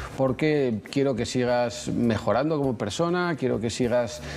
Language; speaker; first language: Spanish; native; Spanish